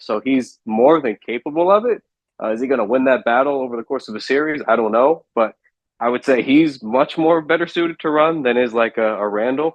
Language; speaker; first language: English; native; English